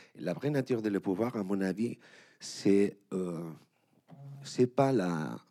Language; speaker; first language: French; non-native, learner; Spanish